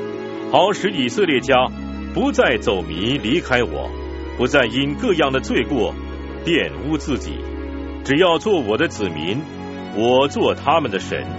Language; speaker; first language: Chinese; native; Chinese